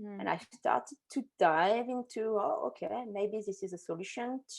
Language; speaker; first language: English; non-native, fluent; French